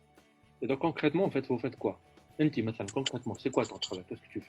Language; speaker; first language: French; non-native, local second language; Arabic